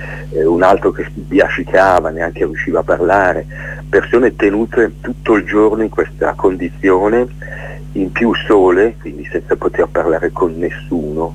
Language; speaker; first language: Italian; native; Italian